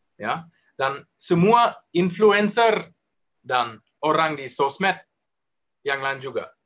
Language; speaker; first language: Indonesian; non-native, learner; German